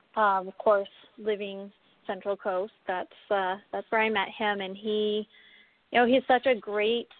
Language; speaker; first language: English; native; English